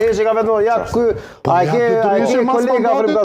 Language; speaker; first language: Albanian; native; Albanian